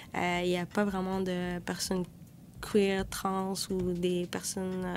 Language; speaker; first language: French; native; French